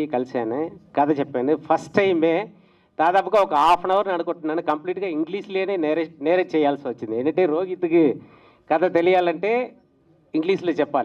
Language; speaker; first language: Telugu; native; Telugu